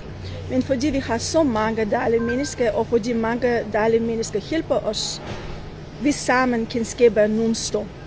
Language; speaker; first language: Danish; non-native, learner; Armenian